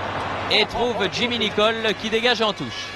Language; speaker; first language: French; native; French